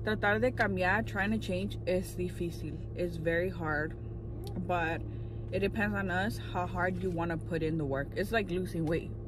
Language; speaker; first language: English; early bilingual, other home language; Spanish